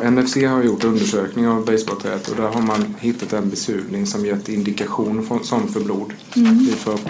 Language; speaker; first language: Swedish; native; Swedish